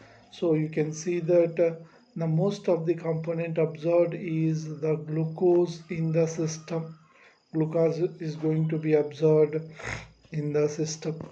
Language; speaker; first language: English; non-native, local second language; Telugu